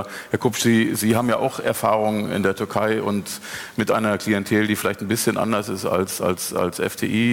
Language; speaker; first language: German; native; German